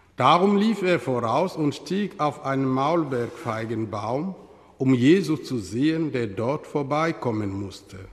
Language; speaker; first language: German; non-native, fluent; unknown